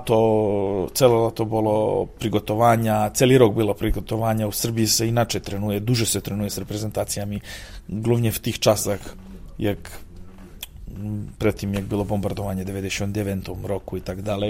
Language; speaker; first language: Polish; non-native, learner; Serbian